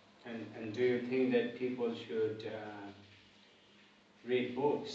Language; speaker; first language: English; non-native, local second language; Bangla